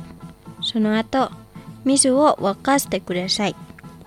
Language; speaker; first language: Japanese; non-native, fluent; Indonesian